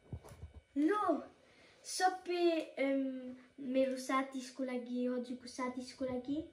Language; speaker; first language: Nepali; early bilingual, heritage; Nepali